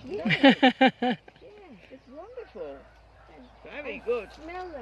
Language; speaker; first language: English; non-native, learner; Thai